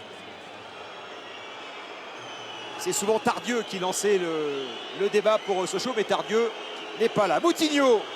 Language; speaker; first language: French; native; French